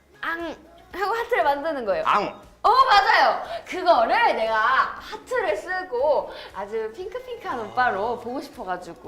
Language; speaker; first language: Korean; native; Korean